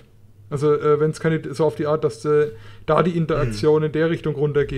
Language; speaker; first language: German; native; German